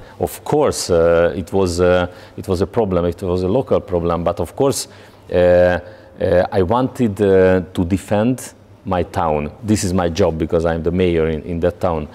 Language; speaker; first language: English; non-native, learner; Hungarian